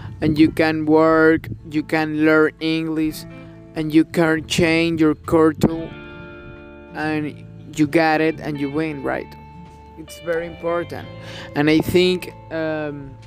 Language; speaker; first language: English; non-native, learner; Spanish